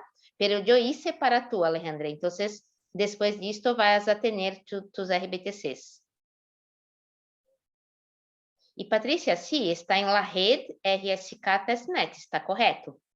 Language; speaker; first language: Spanish; non-native, fluent; Portuguese